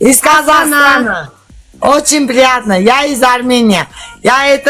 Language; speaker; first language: Russian; non-native, learner; Armenian